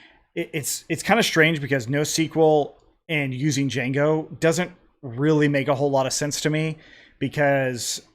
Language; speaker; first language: English; native; English